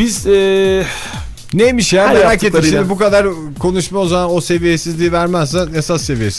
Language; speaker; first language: Turkish; native; Turkish